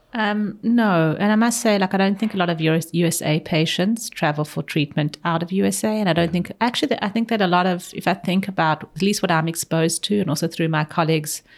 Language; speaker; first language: English; native; English